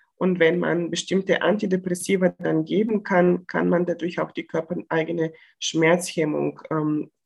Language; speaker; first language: German; non-native, fluent; Bulgarian